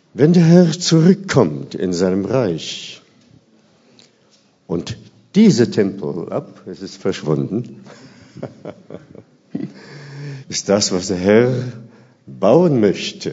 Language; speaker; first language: German; non-native, fluent; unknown